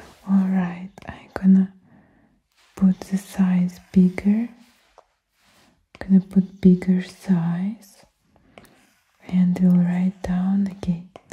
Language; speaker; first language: English; non-native, fluent; Ukrainian